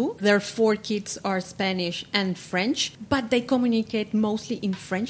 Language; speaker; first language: English; non-native, fluent; Spanish